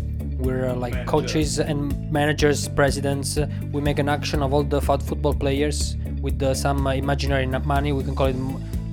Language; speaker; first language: English; non-native, fluent; Italian